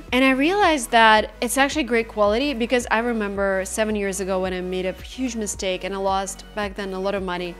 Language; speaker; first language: English; non-native, fluent; Russian